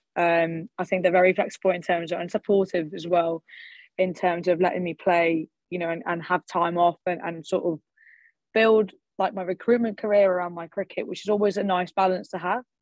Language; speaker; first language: English; early bilingual, other home language; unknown